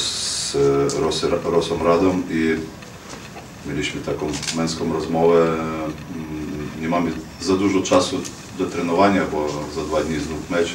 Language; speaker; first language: Polish; non-native, fluent; Lithuanian